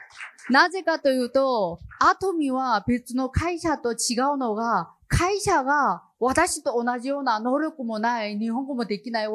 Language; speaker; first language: Japanese; non-native, learner; Chinese